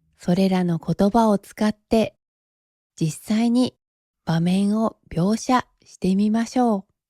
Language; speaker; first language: Japanese; native; Japanese